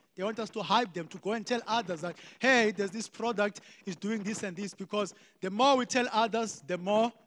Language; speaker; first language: English; non-native, local second language; Xhosa